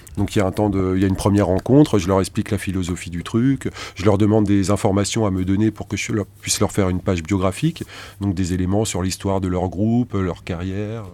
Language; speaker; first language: French; native; French